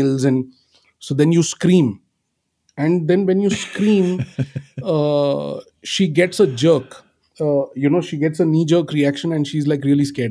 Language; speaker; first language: English; non-native, local second language; Marathi